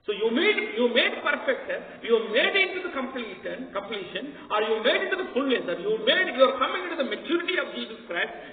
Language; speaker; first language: English; non-native, local second language; Telugu